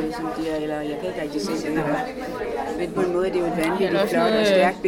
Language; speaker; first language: Danish; native; Danish